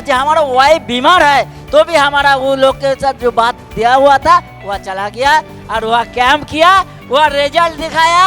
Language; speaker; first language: Hindi; non-native, local second language; Bangla